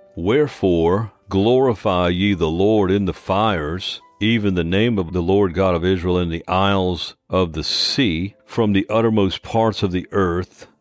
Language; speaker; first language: English; native; English